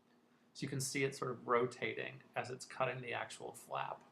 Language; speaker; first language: English; native; English